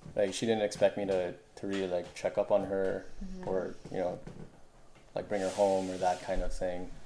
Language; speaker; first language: English; non-native, local second language; Filipino